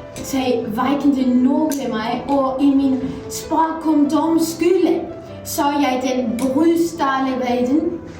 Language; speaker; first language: Danish; non-native, learner; Icelandic